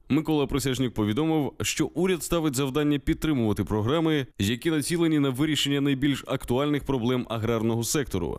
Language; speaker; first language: Ukrainian; native; Ukrainian